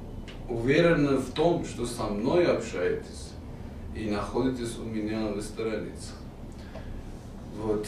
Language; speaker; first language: Russian; non-native, fluent; Persian